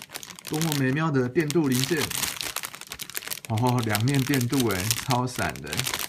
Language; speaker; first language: Chinese; native; Chinese